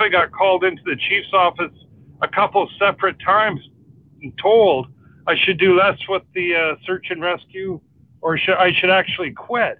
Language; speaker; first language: English; native; English